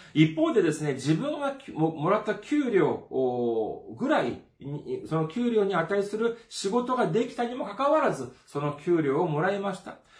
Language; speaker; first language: Japanese; non-native, fluent; Korean